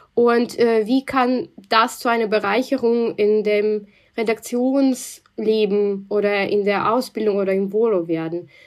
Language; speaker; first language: German; non-native, fluent; Russian